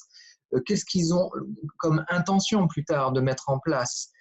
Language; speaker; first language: French; native; French